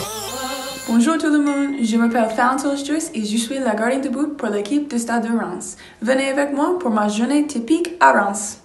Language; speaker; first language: French; non-native, learner; English